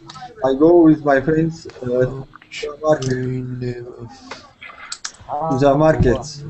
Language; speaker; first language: English; non-native, learner; Arabic